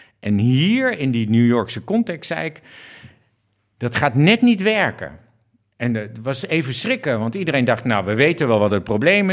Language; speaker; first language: Dutch; native; Dutch